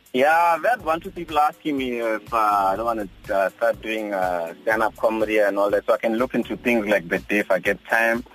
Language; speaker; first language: English; non-native, local second language; Zulu